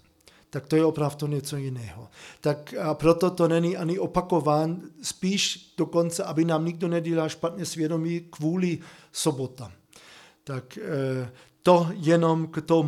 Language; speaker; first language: Czech; non-native, fluent; German